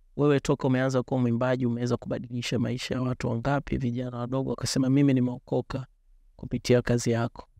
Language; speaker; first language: Swahili; native; Swahili